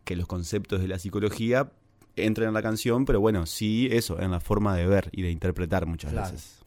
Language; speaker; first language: Spanish; native; Spanish